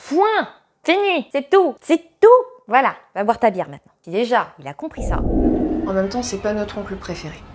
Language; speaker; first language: French; native; French